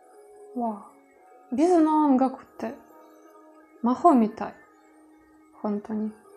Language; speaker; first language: Japanese; non-native, fluent; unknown